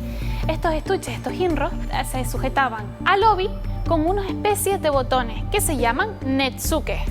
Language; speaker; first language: Spanish; native; Spanish